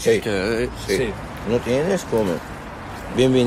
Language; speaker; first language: Spanish; non-native, learner; Arabic